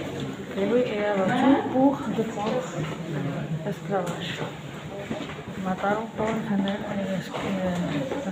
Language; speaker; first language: French; non-native, local second language; Spanish